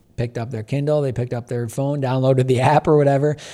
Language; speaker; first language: English; native; English